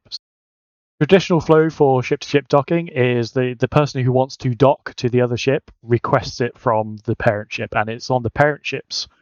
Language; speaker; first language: English; native; English